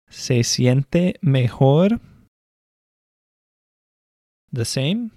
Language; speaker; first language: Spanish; non-native, fluent; English